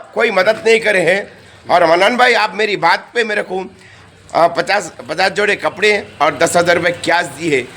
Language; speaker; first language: Hindi; non-native, local second language; Urdu